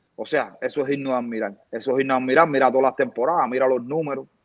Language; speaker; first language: Spanish; native; Spanish